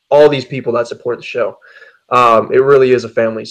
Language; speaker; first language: English; native; English